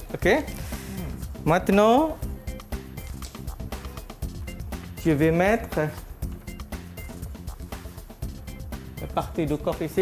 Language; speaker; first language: French; non-native, fluent; Malay